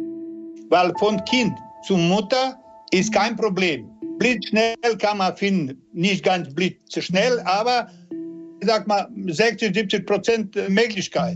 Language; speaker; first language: German; non-native, learner; Serbian